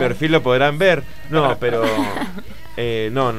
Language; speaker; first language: Spanish; native; Spanish